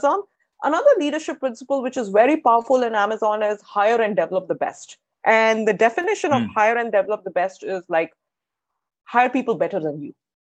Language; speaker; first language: English; non-native, local second language; Hindi